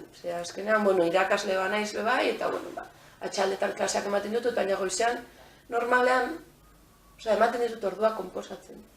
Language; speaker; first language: Basque; native; Basque